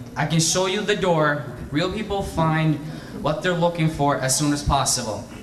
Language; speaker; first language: English; native; English